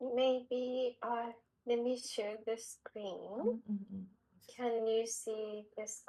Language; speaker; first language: English; non-native, learner; Japanese